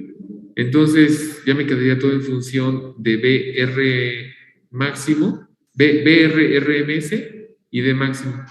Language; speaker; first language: Spanish; native; Spanish